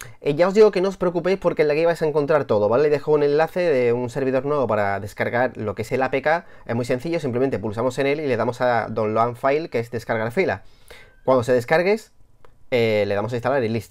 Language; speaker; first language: Spanish; native; Spanish